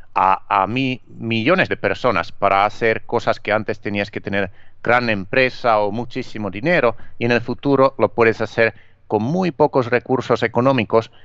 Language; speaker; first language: Spanish; non-native, fluent; Finnish